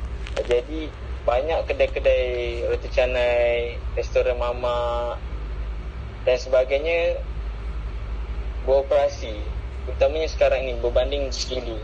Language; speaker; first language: Malay; native; Malay